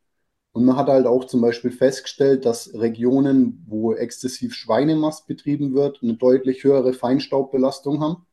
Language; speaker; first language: German; native; German